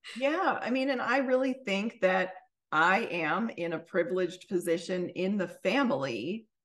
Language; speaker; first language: English; native; English